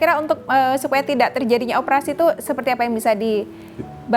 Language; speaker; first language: Indonesian; native; Indonesian